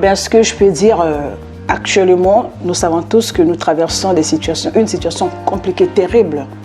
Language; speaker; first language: French; non-native, local second language; Lingala